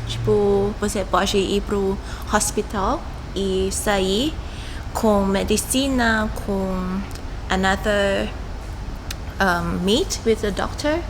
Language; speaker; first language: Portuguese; non-native, learner; Thai